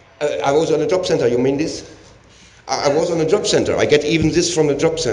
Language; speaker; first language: English; non-native, learner; German